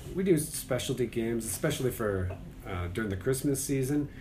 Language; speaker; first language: English; native; English